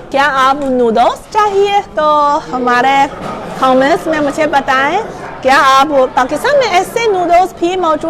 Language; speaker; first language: Hindi; non-native, learner; Chinese